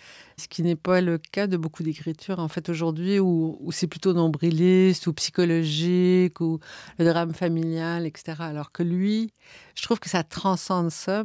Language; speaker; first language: French; native; French